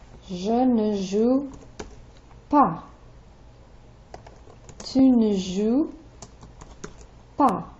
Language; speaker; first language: French; non-native, fluent; English